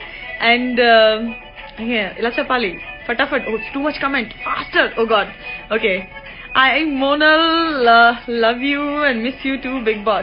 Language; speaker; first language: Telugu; non-native, learner; Gujarati